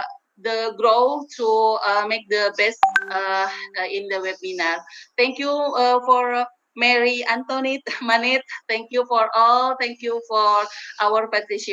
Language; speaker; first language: English; non-native, learner; Indonesian